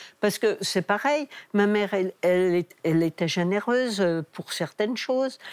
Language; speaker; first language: French; native; French